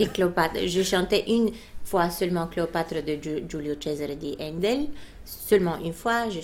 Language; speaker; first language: French; non-native, fluent; Bulgarian